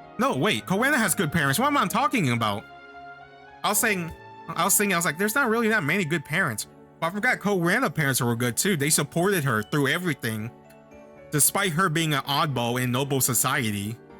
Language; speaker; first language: English; native; English